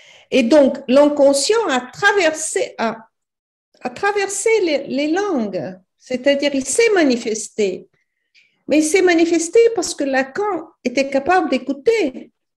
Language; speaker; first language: French; non-native, fluent; Portuguese